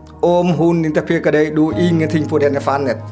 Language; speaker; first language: Swedish; non-native, learner; Vietnamese